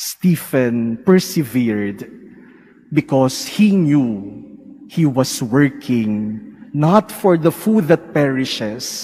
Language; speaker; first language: English; non-native, local second language; Filipino